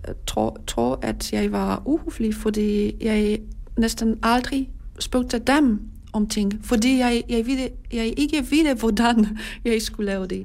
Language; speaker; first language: Danish; non-native, learner; Polish